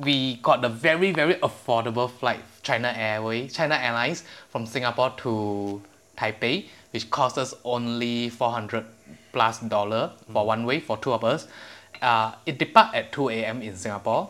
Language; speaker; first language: English; non-native, local second language; Chinese